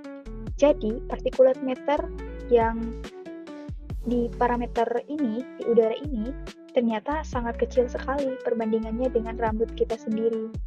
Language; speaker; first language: Indonesian; native; Indonesian